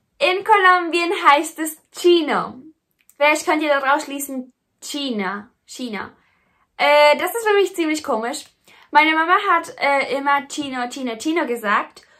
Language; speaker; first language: German; native; German